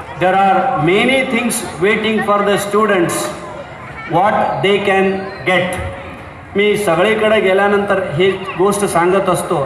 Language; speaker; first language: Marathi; non-native, local second language; Kannada